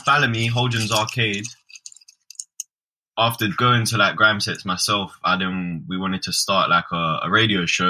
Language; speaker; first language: English; native; English